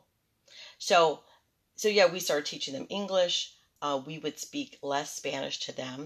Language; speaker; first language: English; early bilingual, other home language; Spanish